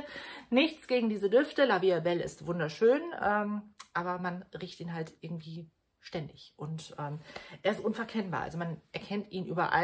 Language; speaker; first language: German; native; German